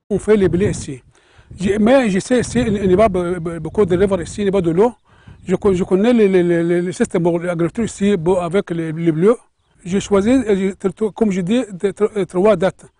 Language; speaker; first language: French; non-native, learner; Arabic